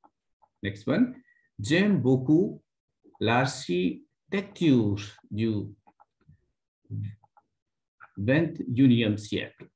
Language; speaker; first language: French; non-native, fluent; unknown